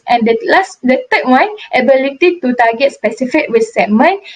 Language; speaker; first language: English; non-native, local second language; Malay